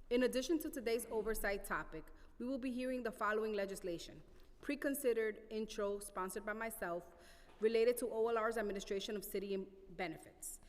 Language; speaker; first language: English; non-native, fluent; Spanish